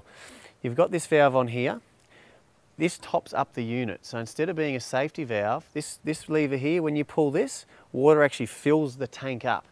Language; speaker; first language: English; native; English